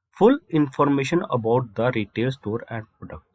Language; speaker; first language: English; non-native, local second language; Punjabi